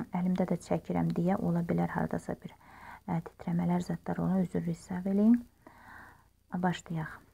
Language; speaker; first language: Azerbaijani; non-native, local second language; Russian